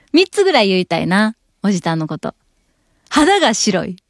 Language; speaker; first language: Japanese; native; Japanese